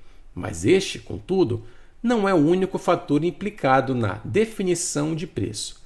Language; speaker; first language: Portuguese; native; Portuguese